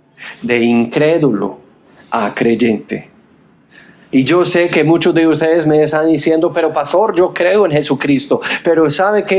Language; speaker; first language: Spanish; non-native, fluent; English